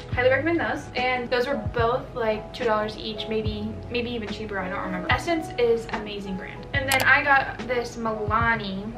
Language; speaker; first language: English; native; English